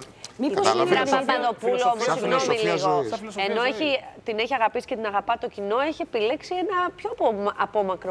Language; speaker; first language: Greek; native; Greek